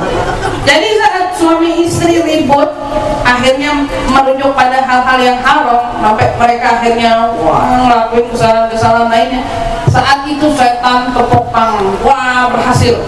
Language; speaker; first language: Indonesian; native; Indonesian